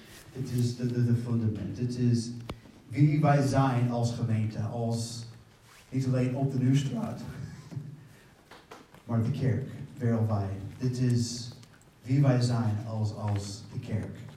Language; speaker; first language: Dutch; non-native, fluent; English